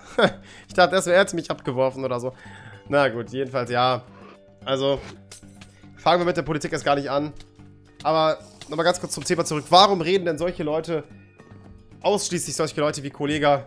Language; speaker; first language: German; native; German